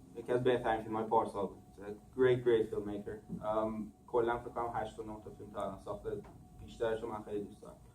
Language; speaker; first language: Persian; early bilingual, heritage; English